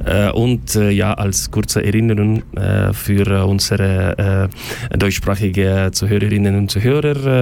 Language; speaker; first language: German; non-native, learner; Ukrainian